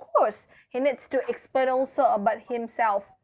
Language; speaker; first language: English; non-native, fluent; Indonesian